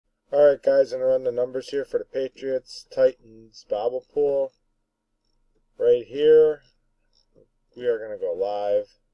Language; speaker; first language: English; native; English